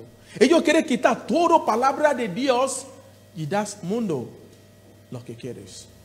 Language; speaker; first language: Spanish; non-native, learner; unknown